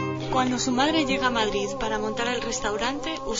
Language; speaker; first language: Spanish; native; Spanish